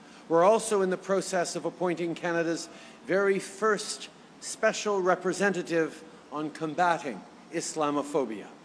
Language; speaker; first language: English; early bilingual, other home language; French